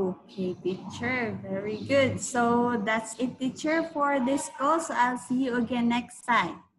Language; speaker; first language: English; non-native, fluent; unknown